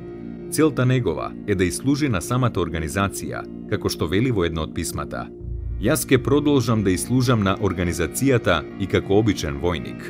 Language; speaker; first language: Macedonian; native; Macedonian